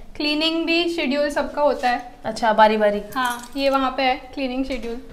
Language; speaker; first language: Hindi; non-native, local second language; Gujarati